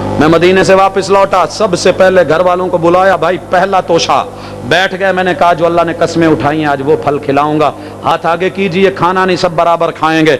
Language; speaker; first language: Urdu; non-native, local second language; Punjabi